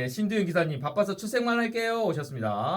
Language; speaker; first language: Korean; native; Korean